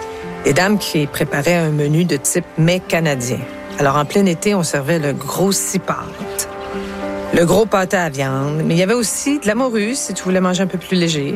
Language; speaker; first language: French; native; French